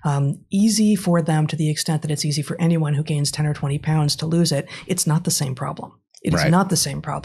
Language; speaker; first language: English; native; English